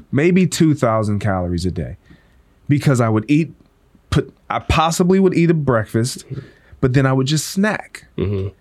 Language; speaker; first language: English; native; English